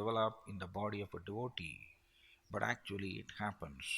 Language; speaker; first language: English; non-native, local second language; Tamil